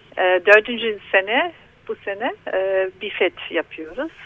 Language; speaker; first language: Turkish; non-native, learner; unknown